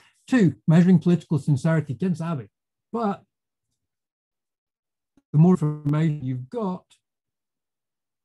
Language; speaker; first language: English; native; English